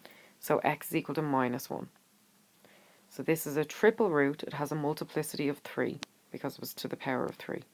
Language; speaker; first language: English; native; English